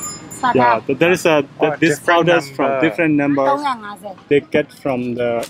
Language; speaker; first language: English; non-native, fluent; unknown